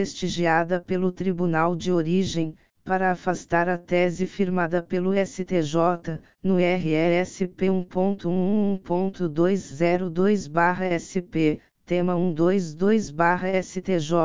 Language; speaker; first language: Portuguese; native; Portuguese